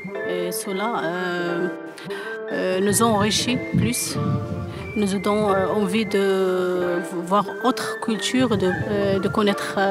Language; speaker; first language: French; non-native, fluent; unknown